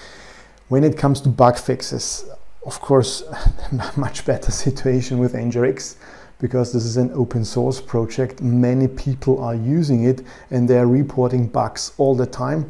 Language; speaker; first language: English; non-native, fluent; German